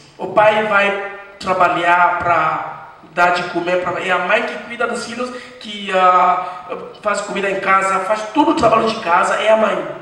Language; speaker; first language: Portuguese; non-native, fluent; French